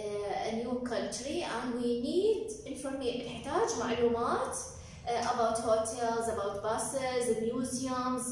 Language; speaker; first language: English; non-native, fluent; Arabic